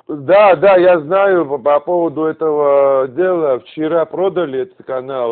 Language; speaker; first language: Russian; non-native, fluent; Georgian